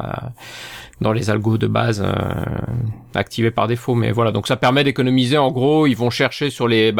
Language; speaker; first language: French; native; French